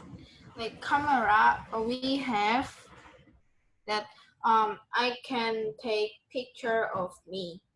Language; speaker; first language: English; non-native, learner; Korean